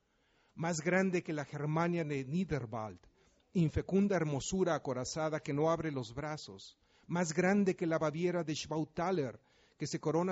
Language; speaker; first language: Spanish; native; Spanish